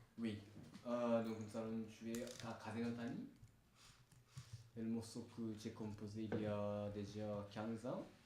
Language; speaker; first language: French; non-native, learner; Japanese